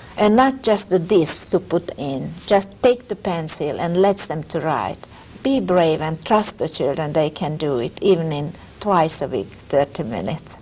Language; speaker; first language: English; non-native, fluent; Hungarian